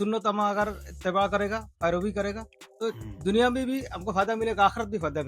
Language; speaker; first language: Hindi; non-native, fluent; Bangla